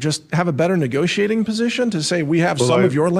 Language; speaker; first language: English; native; English